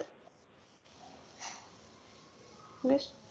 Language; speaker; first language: English; non-native, learner; Vietnamese